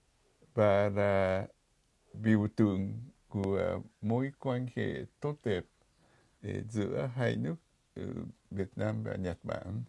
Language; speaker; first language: Vietnamese; non-native, fluent; Japanese